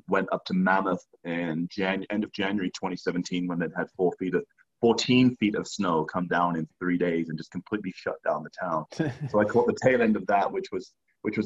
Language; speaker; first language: English; native; English